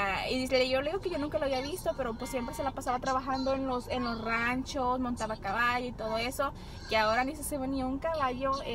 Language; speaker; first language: Spanish; early bilingual, heritage; Spanish